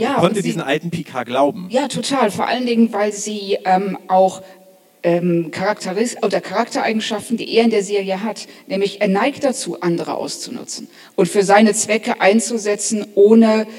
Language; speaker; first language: German; native; German